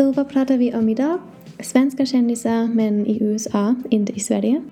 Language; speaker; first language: Swedish; non-native, learner; English